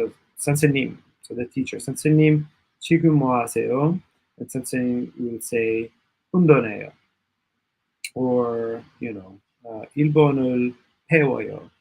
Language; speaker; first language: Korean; non-native, learner; Italian